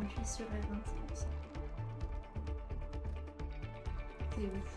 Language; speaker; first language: French; native; French